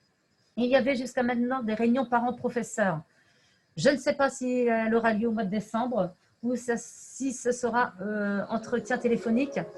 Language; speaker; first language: French; native; French